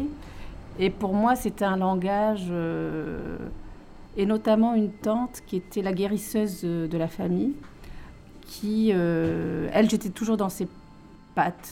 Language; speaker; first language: French; non-native, local second language; Arabic